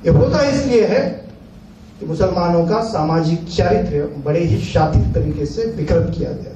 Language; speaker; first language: Hindi; non-native, local second language; Marathi